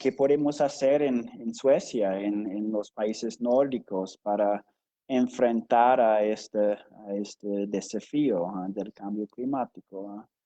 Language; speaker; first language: Spanish; non-native, fluent; English